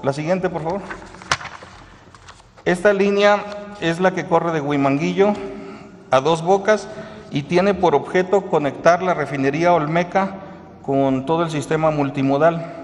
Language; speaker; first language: Spanish; native; Spanish